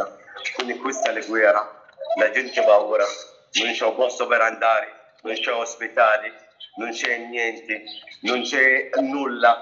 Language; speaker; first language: Italian; non-native, learner; Arabic